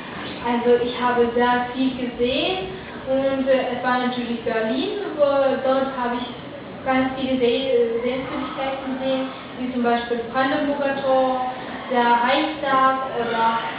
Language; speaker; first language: German; non-native, fluent; Russian